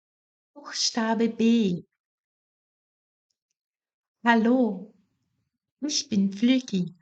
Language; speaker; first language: German; non-native, fluent; Portuguese